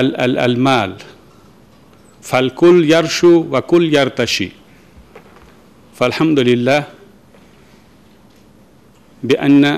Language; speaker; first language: Arabic; non-native, fluent; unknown